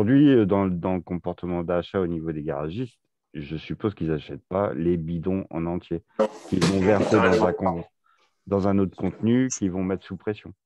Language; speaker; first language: French; native; French